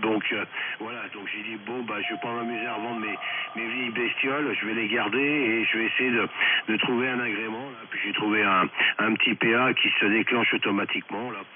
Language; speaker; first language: French; native; French